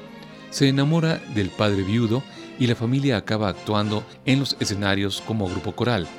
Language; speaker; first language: Spanish; native; Spanish